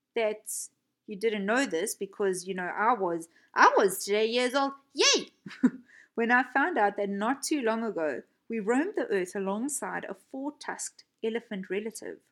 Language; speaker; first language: English; native; English